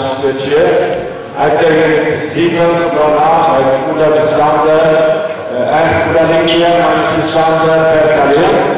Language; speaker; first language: English; non-native, learner; Swedish